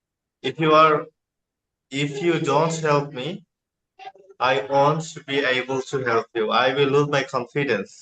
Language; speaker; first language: English; non-native, learner; Bangla